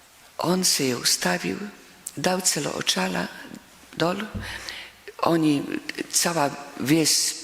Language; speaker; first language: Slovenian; non-native, fluent; Polish